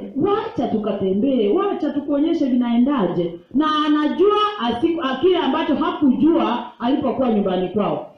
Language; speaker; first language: Swahili; non-native, local second language; Gusii